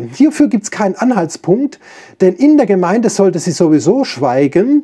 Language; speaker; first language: German; native; German